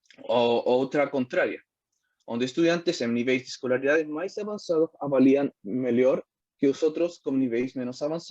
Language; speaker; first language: Portuguese; non-native, learner; Spanish